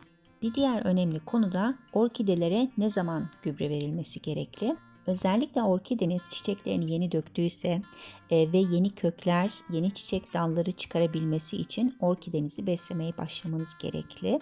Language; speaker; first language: Turkish; native; Turkish